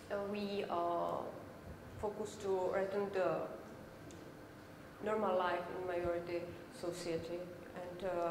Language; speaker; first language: English; non-native, learner; Czech